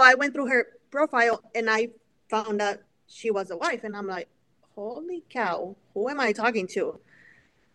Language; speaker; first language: English; non-native, fluent; Spanish